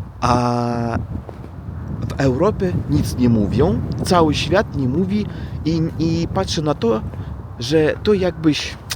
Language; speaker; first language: Polish; non-native, fluent; Russian